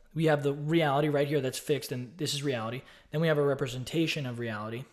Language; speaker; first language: English; native; English